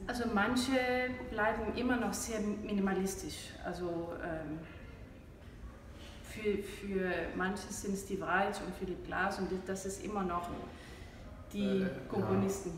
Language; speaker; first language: German; non-native, fluent; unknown